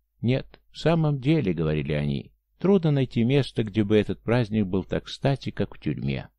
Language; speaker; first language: Russian; native; Russian